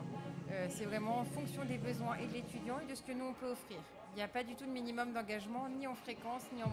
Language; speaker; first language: French; native; French